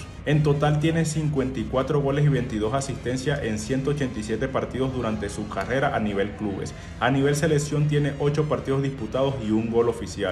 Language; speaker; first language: Spanish; native; Spanish